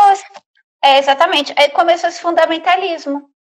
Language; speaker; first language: Portuguese; native; Portuguese